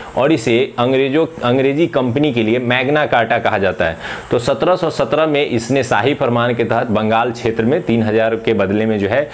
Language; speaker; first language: Hindi; non-native, local second language; Marathi